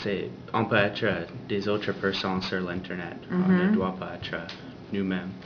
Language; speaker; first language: French; non-native, learner; English